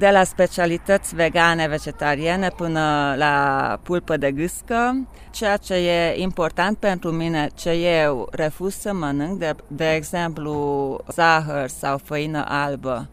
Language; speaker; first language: Romanian; non-native, local second language; Hungarian